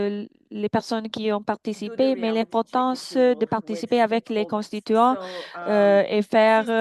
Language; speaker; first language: French; non-native, fluent; English